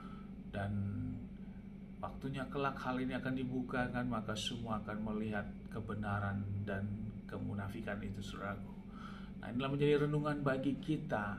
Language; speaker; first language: Indonesian; native; Indonesian